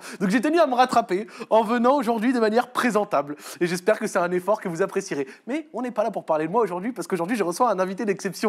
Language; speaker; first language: French; early bilingual, other home language; Arabic